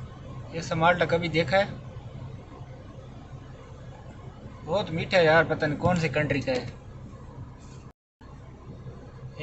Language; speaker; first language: Hindi; non-native, local second language; Punjabi